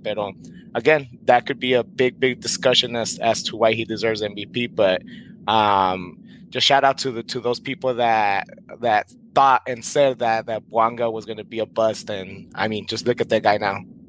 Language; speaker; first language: English; early bilingual, other home language; Spanish